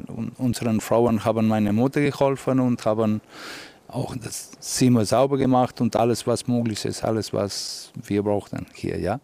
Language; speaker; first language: German; non-native, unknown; Catalan